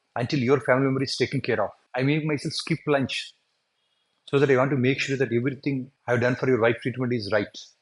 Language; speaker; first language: English; non-native, local second language; Telugu